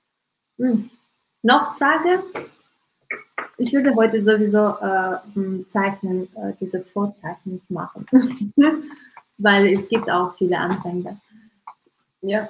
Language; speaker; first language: German; non-native, learner; Russian